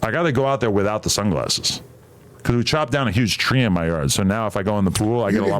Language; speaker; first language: English; native; English